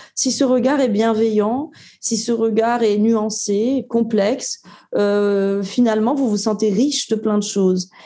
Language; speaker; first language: French; native; French